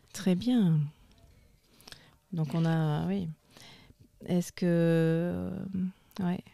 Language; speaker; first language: French; native; French